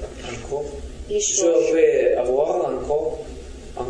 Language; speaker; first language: French; non-native, learner; Russian